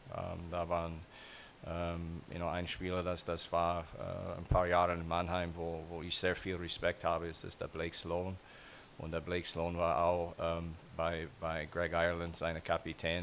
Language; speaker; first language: German; non-native, fluent; English